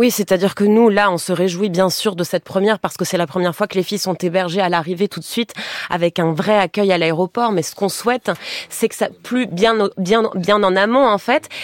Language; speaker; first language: French; native; French